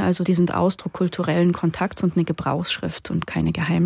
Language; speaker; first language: German; native; German